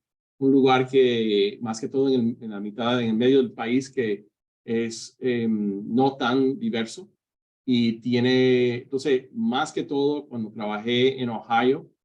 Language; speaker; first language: Spanish; early bilingual, heritage; Spanish